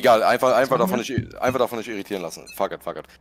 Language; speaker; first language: German; native; German